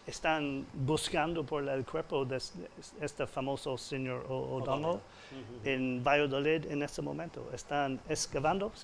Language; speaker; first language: Spanish; non-native, fluent; English